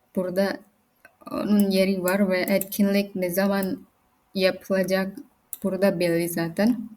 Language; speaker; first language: Turkish; non-native, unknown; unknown